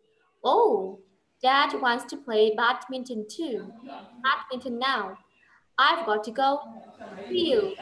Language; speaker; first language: English; non-native, fluent; Vietnamese